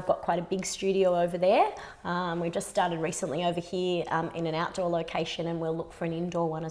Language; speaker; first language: English; native; English